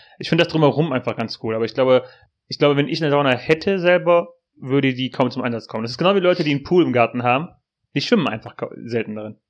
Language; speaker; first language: German; native; German